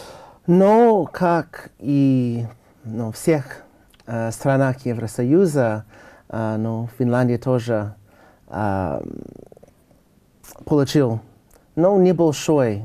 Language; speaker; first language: Russian; non-native, learner; English